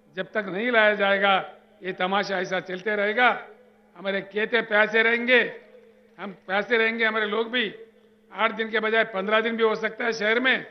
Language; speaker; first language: Hindi; non-native, local second language; Telugu